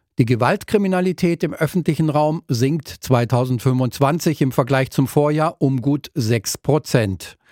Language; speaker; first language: German; native; German